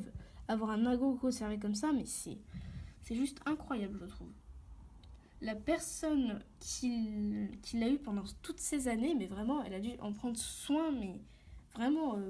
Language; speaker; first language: French; native; French